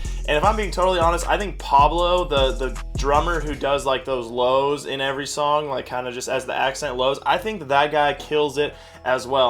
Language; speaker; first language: English; native; English